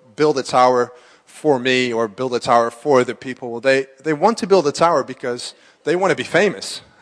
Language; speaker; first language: English; non-native, fluent; Dutch